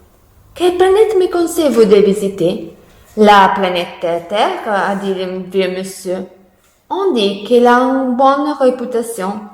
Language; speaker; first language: French; non-native, learner; Italian